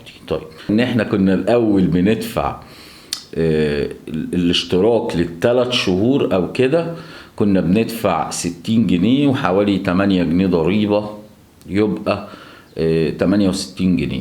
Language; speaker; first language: Arabic; native; Arabic